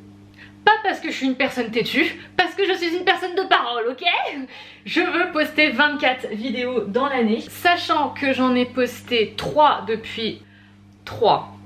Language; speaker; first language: French; native; French